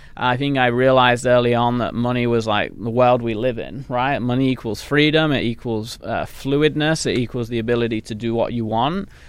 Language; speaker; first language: English; native; English